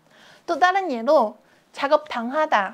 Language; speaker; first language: Korean; non-native, fluent; Chinese